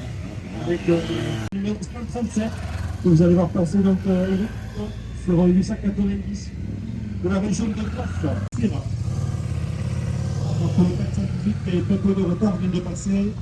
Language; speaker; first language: French; native; French